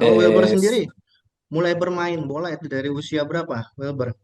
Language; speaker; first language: Indonesian; native; Indonesian